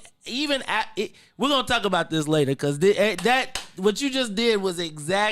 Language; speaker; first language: English; native; English